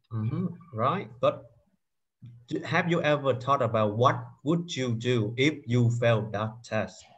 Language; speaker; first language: English; non-native, fluent; Vietnamese